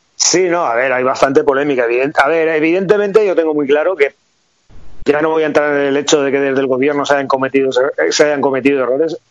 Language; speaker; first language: Spanish; native; Spanish